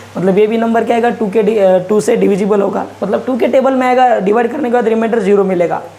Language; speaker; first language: Hindi; non-native, local second language; Marathi